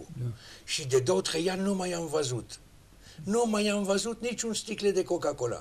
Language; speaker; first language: Romanian; non-native, learner; French